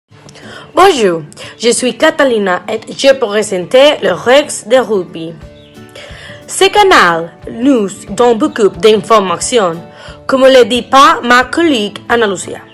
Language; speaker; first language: French; non-native, learner; Spanish